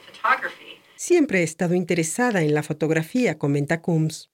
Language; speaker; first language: Spanish; native; Spanish